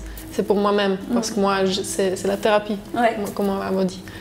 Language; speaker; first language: French; non-native, local second language; German